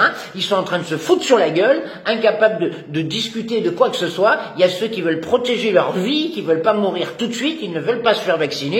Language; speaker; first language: French; native; French